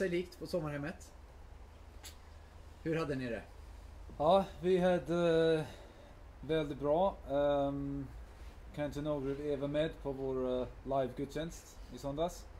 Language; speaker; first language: Swedish; non-native, fluent; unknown